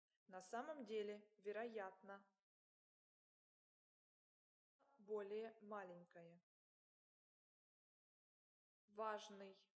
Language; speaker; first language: Russian; non-native, learner; English